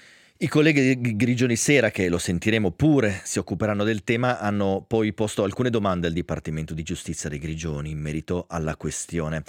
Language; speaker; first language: Italian; native; Italian